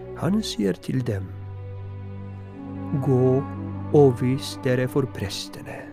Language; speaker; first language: Norwegian; non-native, fluent; Polish